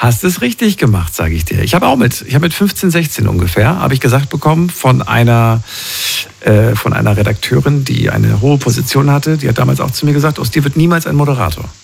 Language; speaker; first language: German; native; German